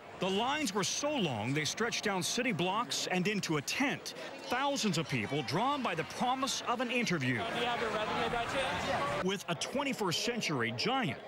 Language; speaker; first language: English; native; English